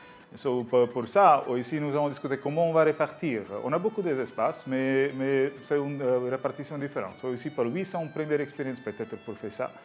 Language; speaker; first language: French; non-native, learner; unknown